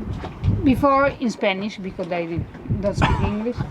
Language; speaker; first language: English; non-native, learner; Spanish